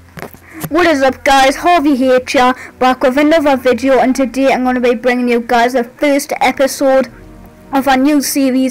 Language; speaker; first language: English; native; English